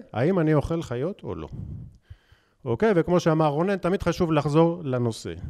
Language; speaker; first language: Hebrew; native; Hebrew